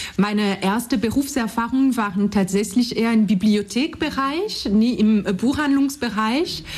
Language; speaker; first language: German; non-native, fluent; French